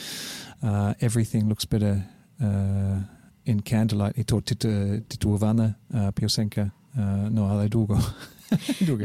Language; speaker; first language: Polish; non-native, learner; English